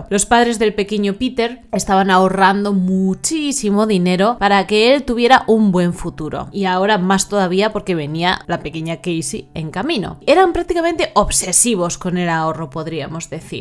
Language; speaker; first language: Spanish; native; Spanish